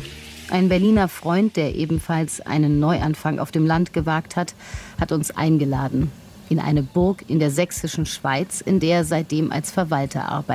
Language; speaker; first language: German; native; German